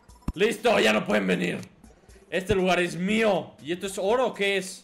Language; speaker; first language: Spanish; native; Spanish